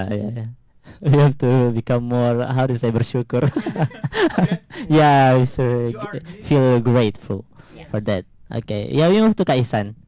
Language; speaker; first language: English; non-native, learner; Indonesian